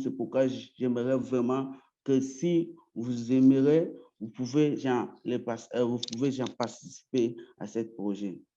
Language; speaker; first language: French; early bilingual, other home language; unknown